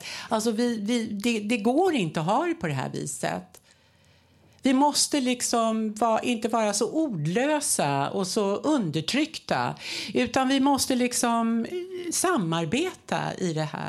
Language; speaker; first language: Swedish; native; Swedish